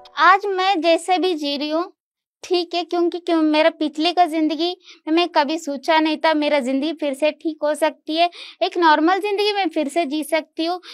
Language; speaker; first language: Hindi; non-native, local second language; Kannada